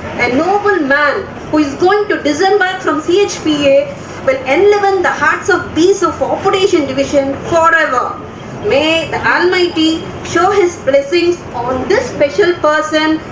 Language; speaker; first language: English; non-native, local second language; Tamil